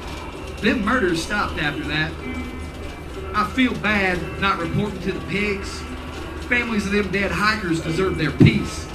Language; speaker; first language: English; native; English